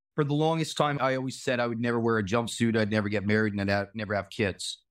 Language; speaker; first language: English; native; English